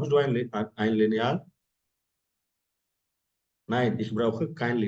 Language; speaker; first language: German; non-native, fluent; Hindi